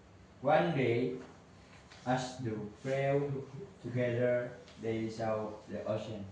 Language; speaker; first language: English; non-native, learner; Indonesian